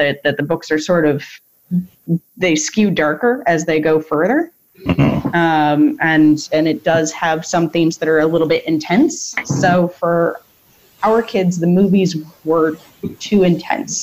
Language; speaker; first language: English; native; English